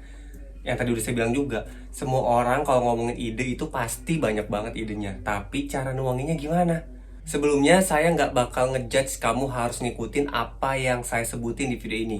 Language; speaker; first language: Indonesian; native; Indonesian